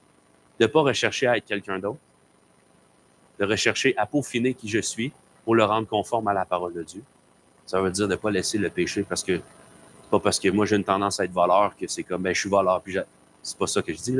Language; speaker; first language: French; native; French